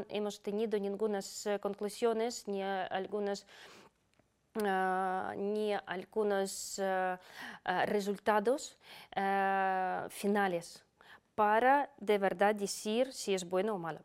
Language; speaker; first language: Spanish; non-native, fluent; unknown